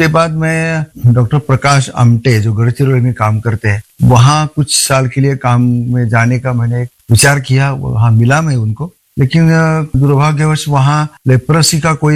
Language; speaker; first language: Hindi; non-native, local second language; Marathi